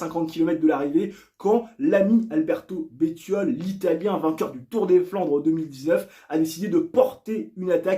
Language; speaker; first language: French; native; French